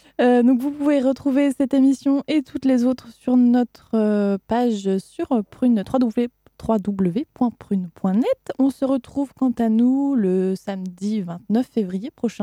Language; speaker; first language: French; native; French